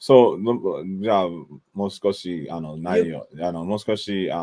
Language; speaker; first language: Japanese; non-native, learner; English